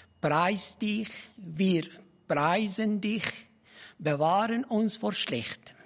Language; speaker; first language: German; non-native, fluent; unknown